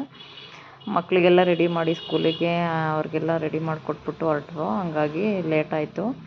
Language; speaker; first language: Kannada; native; Kannada